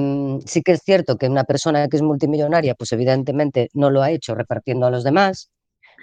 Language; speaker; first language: Spanish; native; Spanish